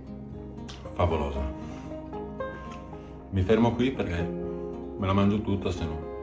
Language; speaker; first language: Italian; native; Italian